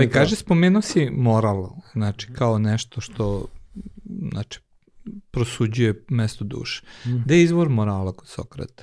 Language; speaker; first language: Serbian; non-native, local second language; Hungarian